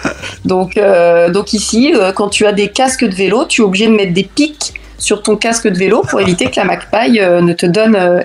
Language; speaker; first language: French; native; French